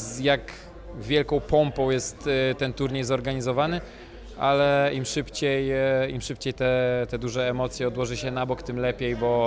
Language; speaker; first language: Polish; native; Polish